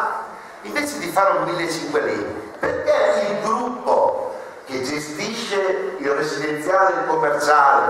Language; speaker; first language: Italian; native; Italian